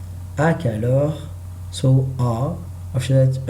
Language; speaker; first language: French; non-native, learner; Arabic